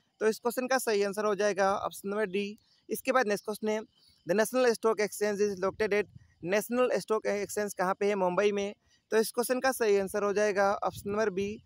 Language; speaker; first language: Hindi; native; Hindi